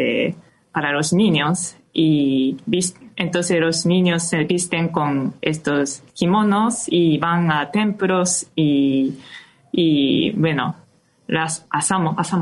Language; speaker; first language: Spanish; non-native, fluent; Japanese